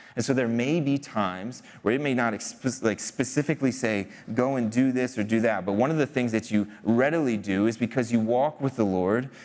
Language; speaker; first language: English; native; English